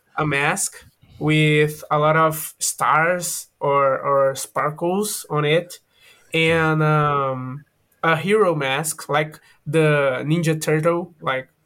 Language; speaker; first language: English; non-native, learner; Portuguese